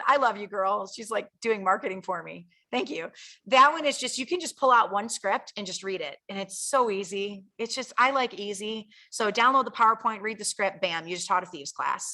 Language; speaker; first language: English; native; English